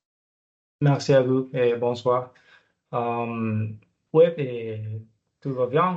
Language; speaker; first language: French; non-native, learner; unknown